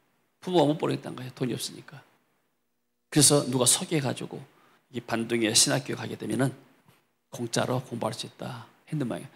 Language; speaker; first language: Korean; native; Korean